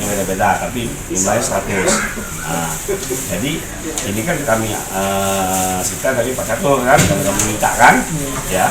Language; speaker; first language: Indonesian; native; Indonesian